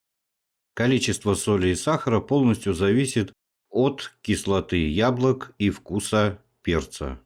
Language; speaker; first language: Russian; native; Russian